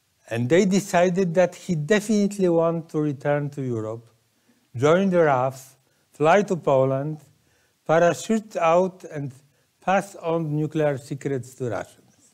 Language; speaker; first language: English; non-native, fluent; Polish